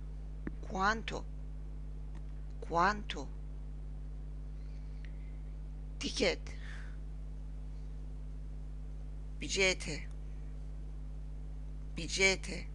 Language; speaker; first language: Spanish; non-native, learner; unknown